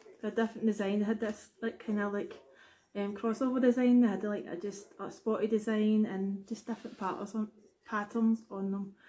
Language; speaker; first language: English; native; English